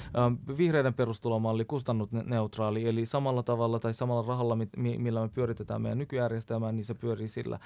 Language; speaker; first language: Finnish; early bilingual, other home language; Turkish